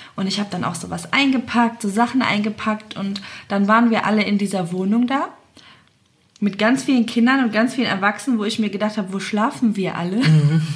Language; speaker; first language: German; native; German